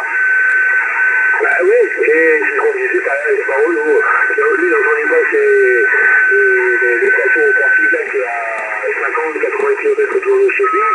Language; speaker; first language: French; native; French